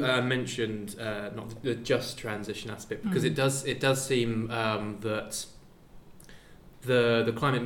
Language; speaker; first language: English; native; English